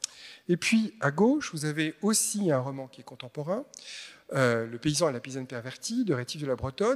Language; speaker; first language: French; native; French